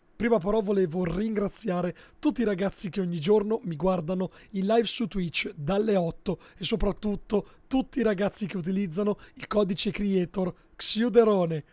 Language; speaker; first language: Italian; native; Italian